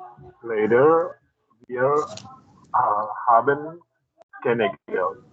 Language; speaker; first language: German; non-native, learner; Indonesian